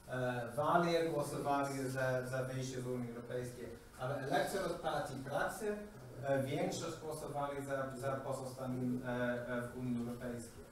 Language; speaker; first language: Polish; non-native, learner; English